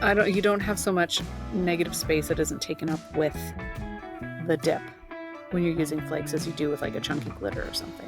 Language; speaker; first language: English; native; English